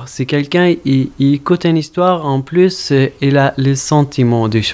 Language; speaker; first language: French; non-native, fluent; Arabic